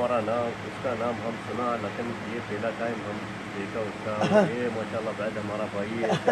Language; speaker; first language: Hindi; non-native, learner; Arabic